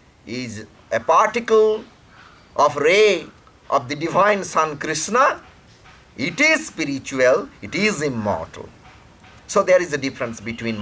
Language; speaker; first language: English; non-native, local second language; Bangla